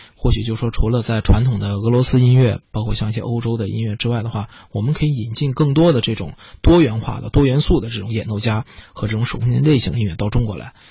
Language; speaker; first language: Chinese; native; Chinese